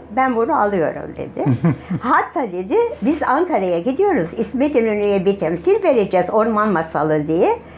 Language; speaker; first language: Turkish; native; Turkish